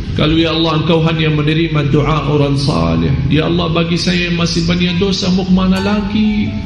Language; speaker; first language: Malay; non-native, fluent; Arabic